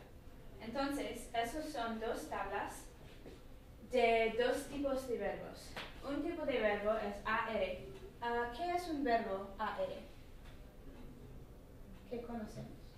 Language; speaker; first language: Spanish; non-native, learner; English